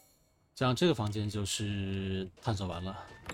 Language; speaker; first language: Chinese; native; Chinese